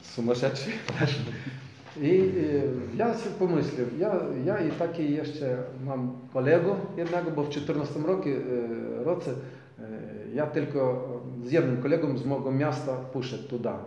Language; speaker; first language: Polish; non-native, learner; Ukrainian